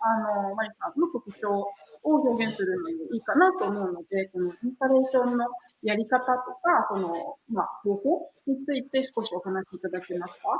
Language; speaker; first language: Japanese; native; Japanese